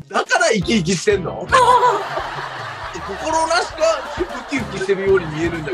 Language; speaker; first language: Japanese; native; Japanese